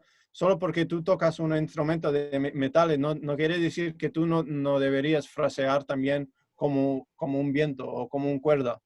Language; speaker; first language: Spanish; non-native, fluent; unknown